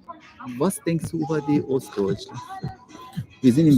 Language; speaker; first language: German; non-native, learner; Persian